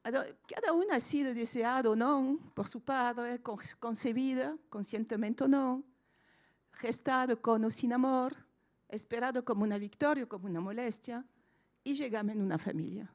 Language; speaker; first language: Spanish; non-native, fluent; French